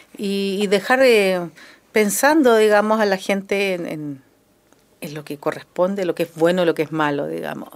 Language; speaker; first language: Spanish; native; Spanish